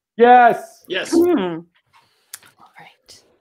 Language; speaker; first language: English; native; English